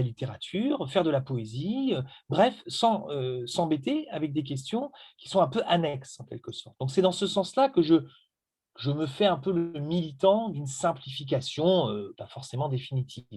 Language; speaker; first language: French; native; French